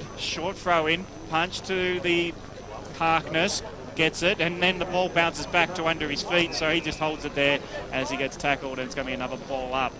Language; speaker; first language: English; native; English